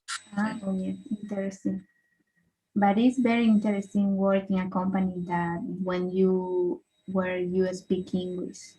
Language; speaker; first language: English; non-native, learner; Spanish